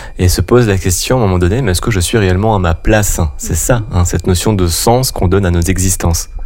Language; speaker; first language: French; native; French